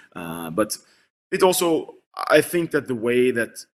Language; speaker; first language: English; non-native, fluent; Swedish